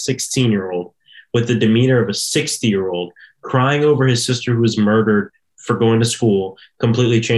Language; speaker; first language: English; native; English